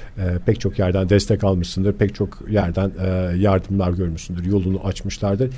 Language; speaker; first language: Turkish; native; Turkish